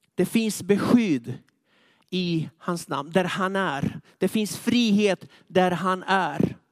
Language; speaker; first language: Swedish; non-native, fluent; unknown